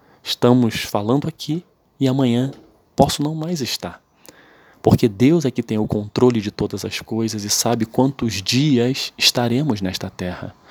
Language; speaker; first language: Portuguese; native; Portuguese